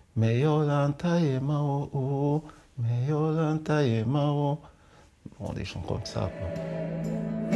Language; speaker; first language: French; non-native, local second language; Duala